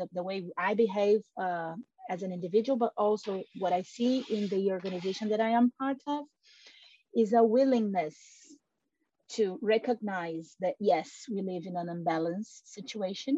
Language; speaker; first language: English; non-native, fluent; Portuguese